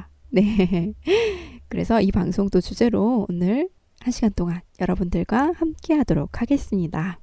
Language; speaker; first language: Korean; native; Korean